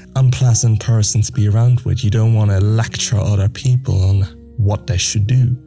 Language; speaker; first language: English; non-native, fluent; Dutch